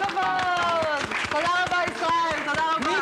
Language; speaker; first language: Hebrew; native; Hebrew